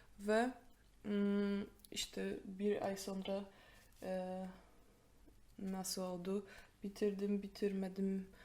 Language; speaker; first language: Turkish; non-native, fluent; Polish